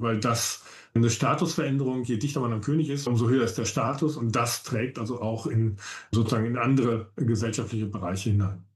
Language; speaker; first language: German; native; German